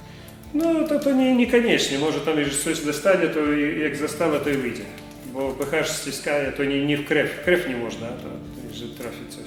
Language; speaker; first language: Polish; non-native, learner; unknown